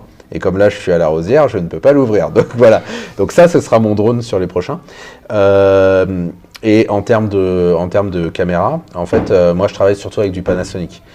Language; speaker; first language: French; native; French